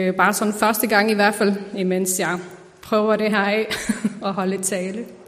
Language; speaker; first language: Danish; non-native, fluent; Icelandic